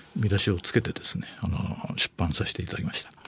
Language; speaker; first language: Japanese; native; Japanese